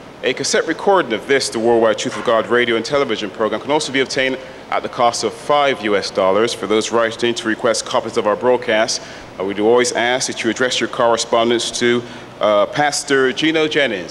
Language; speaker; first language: English; native; English